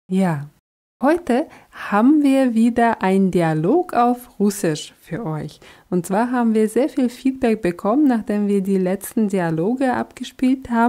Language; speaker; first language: German; non-native, fluent; Russian